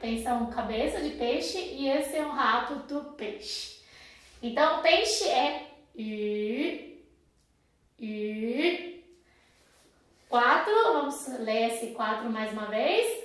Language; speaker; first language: Portuguese; non-native, fluent; Chinese